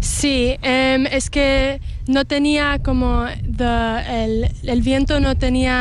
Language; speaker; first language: Spanish; early bilingual, heritage; English